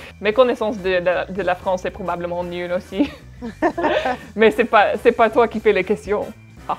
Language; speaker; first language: French; non-native, fluent; English